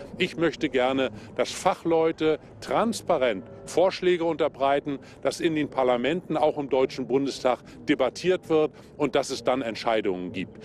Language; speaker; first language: German; native; German